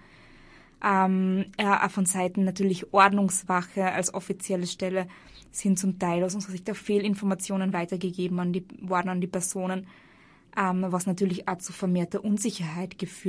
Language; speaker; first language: German; native; German